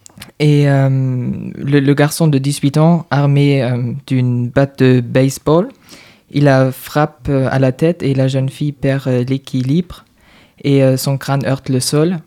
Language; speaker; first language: French; non-native, fluent; German